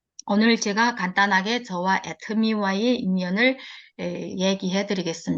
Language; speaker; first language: Korean; early bilingual, heritage; Korean